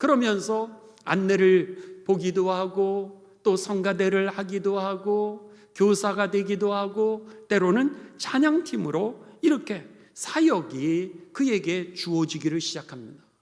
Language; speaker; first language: Korean; native; Korean